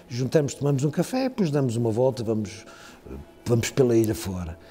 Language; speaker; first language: Portuguese; native; Portuguese